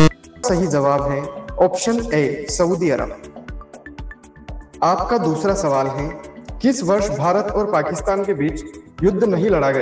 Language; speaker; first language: Hindi; native; Hindi